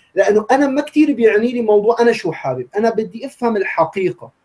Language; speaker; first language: Arabic; native; Arabic